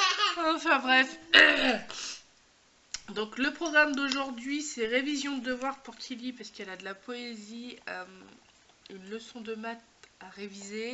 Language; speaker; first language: French; native; French